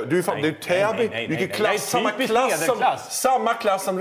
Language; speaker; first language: Swedish; native; Swedish